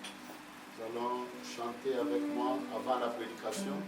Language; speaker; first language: French; non-native, local second language; Lingala